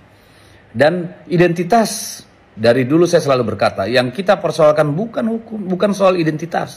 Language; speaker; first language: Indonesian; native; Indonesian